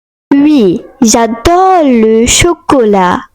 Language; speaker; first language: French; non-native, fluent; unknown